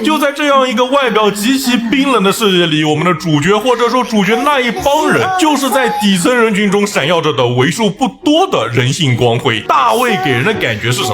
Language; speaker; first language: Chinese; native; Chinese